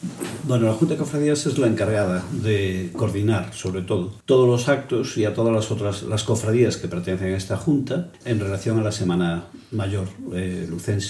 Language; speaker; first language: Spanish; native; Spanish